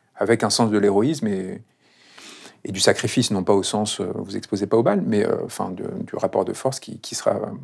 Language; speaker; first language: French; non-native, fluent; Spanish